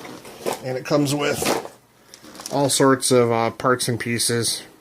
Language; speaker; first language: English; native; English